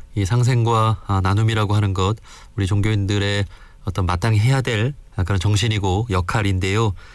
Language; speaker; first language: Korean; native; Korean